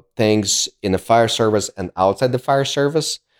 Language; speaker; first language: English; early bilingual, other home language; Ukrainian